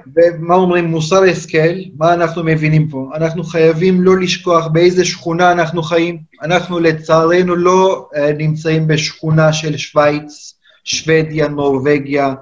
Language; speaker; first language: Hebrew; non-native, fluent; Turkish